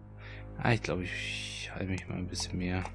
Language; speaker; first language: German; native; German